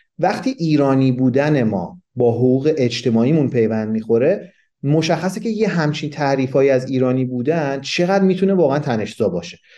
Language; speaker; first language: Persian; non-native, local second language; Kurdish